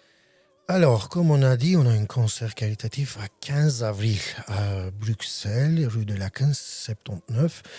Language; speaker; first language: French; non-native, learner; Armenian